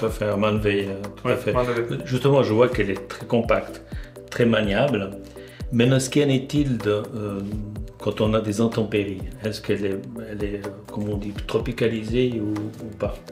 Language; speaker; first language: French; native; French